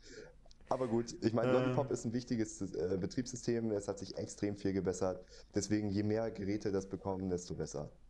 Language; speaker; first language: German; native; German